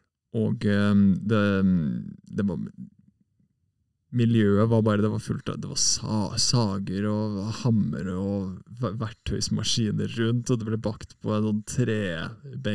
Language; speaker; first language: Norwegian; native; Norwegian